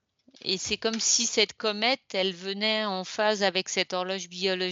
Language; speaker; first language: French; native; French